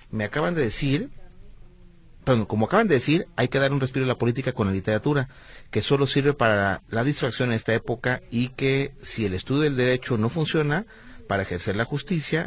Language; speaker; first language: Spanish; native; Spanish